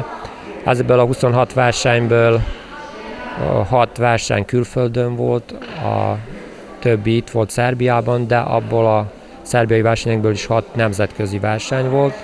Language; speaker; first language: Hungarian; native; Hungarian